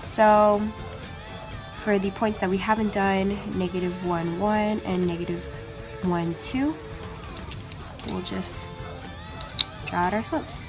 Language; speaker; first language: English; native; English